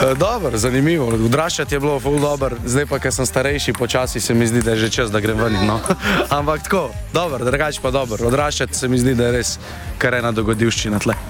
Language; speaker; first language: Slovenian; native; Slovenian